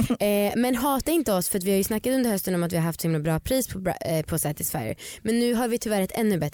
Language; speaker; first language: Swedish; native; Swedish